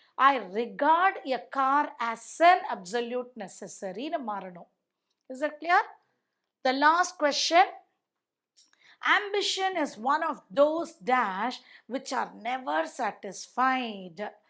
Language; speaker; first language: English; non-native, local second language; Tamil